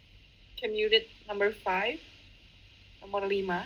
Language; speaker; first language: English; non-native, fluent; Indonesian